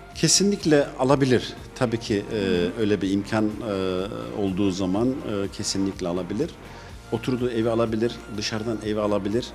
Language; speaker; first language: Turkish; early bilingual, heritage; Turkish